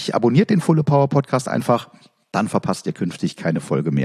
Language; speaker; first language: German; native; German